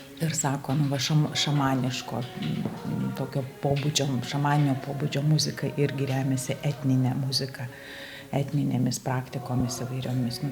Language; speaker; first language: Lithuanian; native; Lithuanian